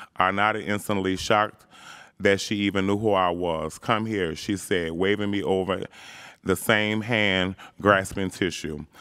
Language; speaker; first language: English; native; English